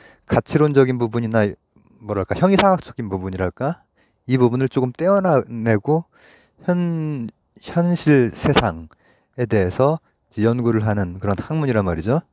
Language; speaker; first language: Korean; native; Korean